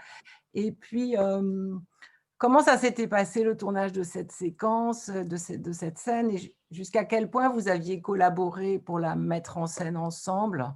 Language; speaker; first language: French; native; French